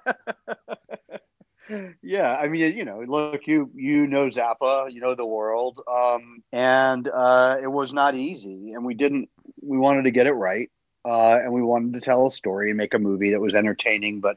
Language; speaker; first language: English; native; English